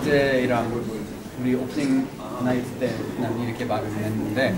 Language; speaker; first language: Korean; early bilingual, heritage; English